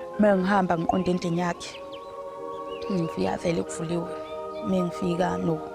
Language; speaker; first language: Zulu; native; Zulu